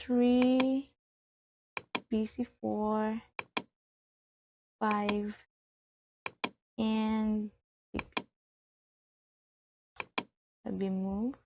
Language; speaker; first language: English; non-native, learner; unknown